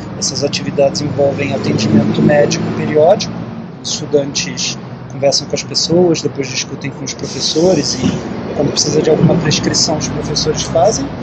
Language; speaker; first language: Portuguese; native; Portuguese